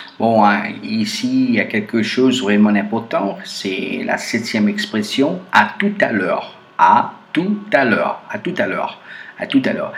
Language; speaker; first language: French; non-native, fluent; Portuguese